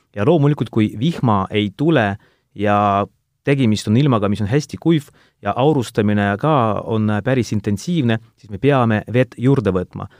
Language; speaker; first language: Estonian; non-native, local second language; Russian